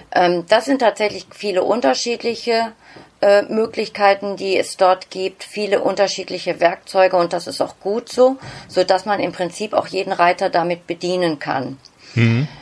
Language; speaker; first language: German; native; German